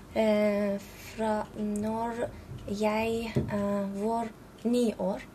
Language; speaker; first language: Norwegian; non-native, fluent; Persian